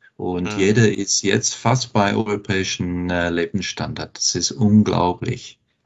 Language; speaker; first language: German; non-native, fluent; English